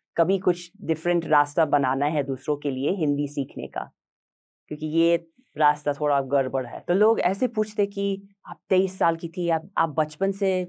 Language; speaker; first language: Hindi; non-native, fluent; English